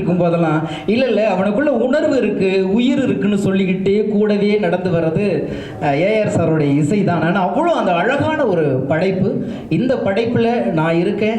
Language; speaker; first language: Tamil; native; Tamil